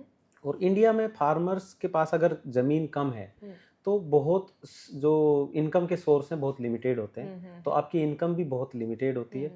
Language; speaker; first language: Hindi; native; Hindi